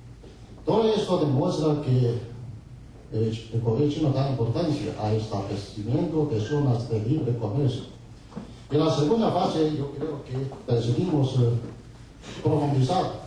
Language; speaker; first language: Spanish; non-native, fluent; Chinese